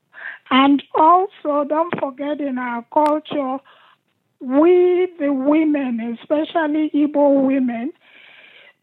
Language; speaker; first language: English; non-native, local second language; Igbo